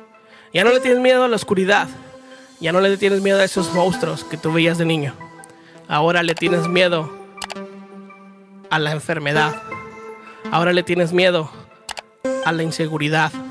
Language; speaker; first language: Spanish; native; Spanish